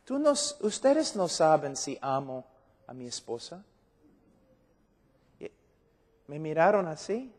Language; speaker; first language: Spanish; non-native, fluent; English